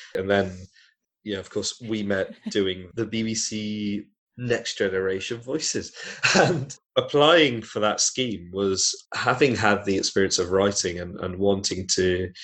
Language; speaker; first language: English; native; English